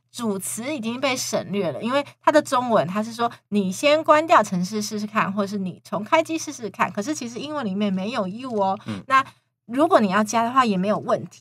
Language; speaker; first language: Chinese; native; Chinese